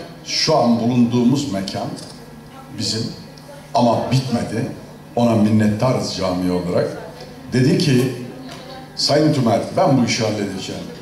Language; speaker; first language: Turkish; native; Turkish